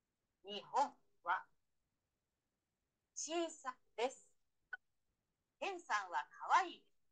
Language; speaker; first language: Japanese; non-native, learner; Vietnamese